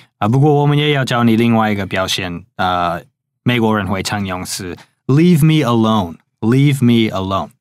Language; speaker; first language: Chinese; non-native, fluent; English